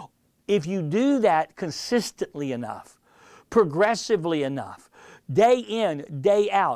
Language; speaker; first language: English; native; English